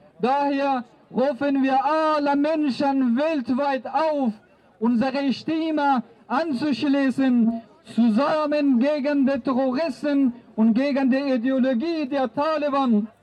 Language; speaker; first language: German; non-native, fluent; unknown